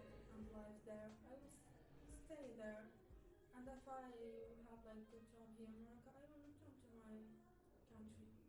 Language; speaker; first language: English; non-native, learner; Arabic